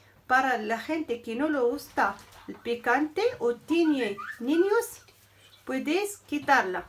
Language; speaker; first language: Spanish; non-native, fluent; Arabic